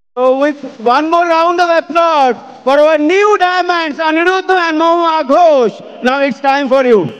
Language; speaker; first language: English; non-native, local second language; Bangla